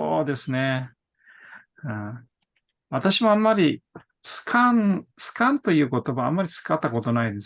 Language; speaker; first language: Japanese; non-native, fluent; Korean